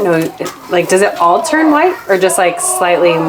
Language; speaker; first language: English; native; English